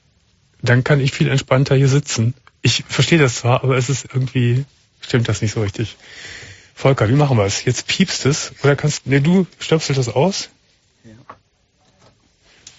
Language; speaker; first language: German; native; German